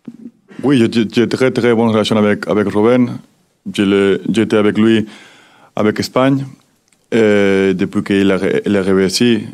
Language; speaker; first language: French; non-native, fluent; Spanish